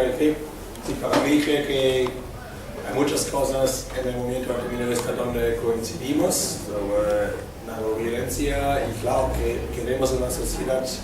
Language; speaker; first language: Spanish; non-native, fluent; German